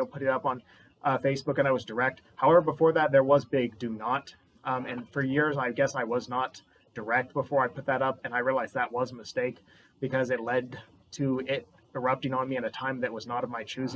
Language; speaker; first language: English; native; English